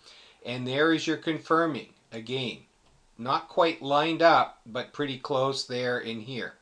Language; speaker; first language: English; native; English